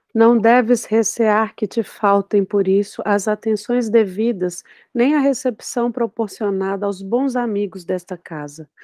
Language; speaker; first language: Portuguese; native; Portuguese